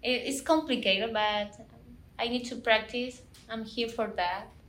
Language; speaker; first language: English; non-native, learner; Spanish